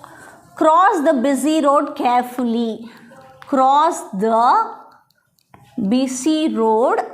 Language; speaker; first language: English; non-native, local second language; Tamil